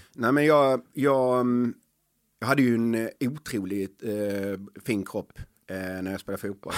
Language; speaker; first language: Swedish; native; Swedish